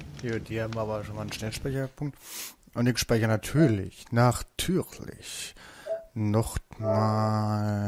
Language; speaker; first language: German; native; German